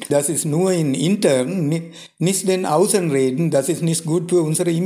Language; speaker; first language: German; non-native, fluent; Sinhala